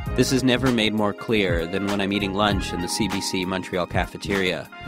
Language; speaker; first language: English; native; English